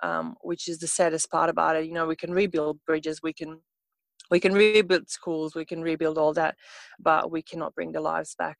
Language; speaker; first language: English; non-native, fluent; Serbian